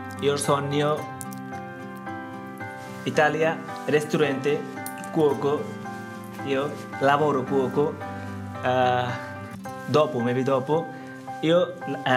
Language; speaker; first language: Italian; non-native, learner; Bangla